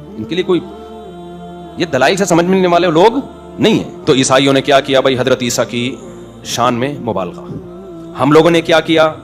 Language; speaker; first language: Urdu; native; Urdu